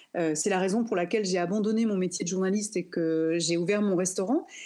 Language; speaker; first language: French; native; French